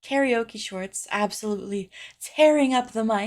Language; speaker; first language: English; native; English